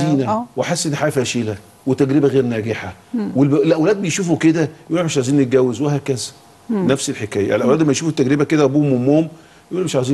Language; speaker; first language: Arabic; native; Arabic